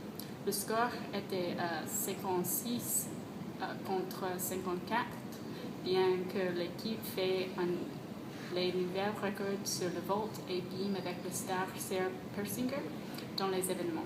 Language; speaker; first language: French; non-native, learner; English